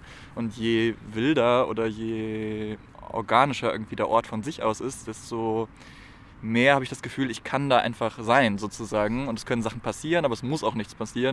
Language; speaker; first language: German; native; German